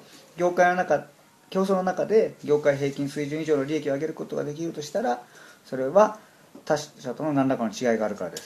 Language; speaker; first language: Japanese; native; Japanese